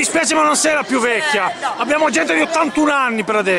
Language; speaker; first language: Italian; native; Italian